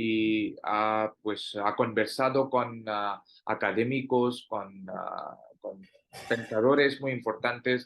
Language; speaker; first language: Spanish; non-native, fluent; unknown